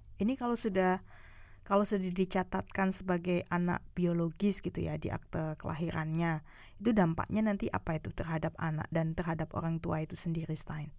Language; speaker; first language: Indonesian; native; Indonesian